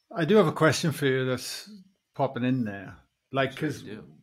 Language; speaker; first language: English; native; English